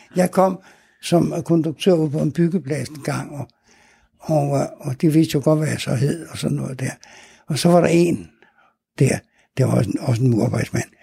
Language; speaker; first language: Danish; native; Danish